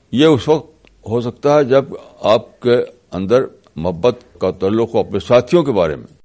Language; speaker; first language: Urdu; native; Urdu